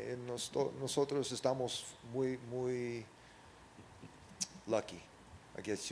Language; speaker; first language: Spanish; early bilingual, heritage; English